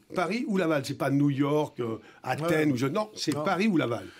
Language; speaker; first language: French; native; French